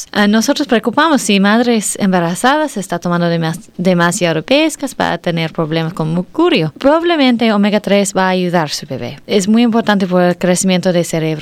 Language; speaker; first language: Spanish; non-native, learner; English